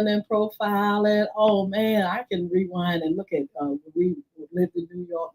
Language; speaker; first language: English; native; English